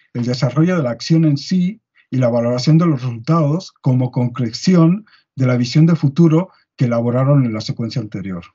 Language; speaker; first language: Spanish; native; Spanish